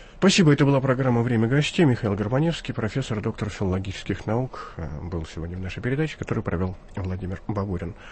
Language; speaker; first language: Russian; native; Russian